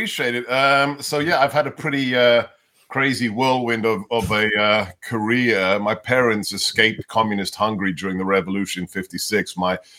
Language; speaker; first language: English; non-native, local second language; Hungarian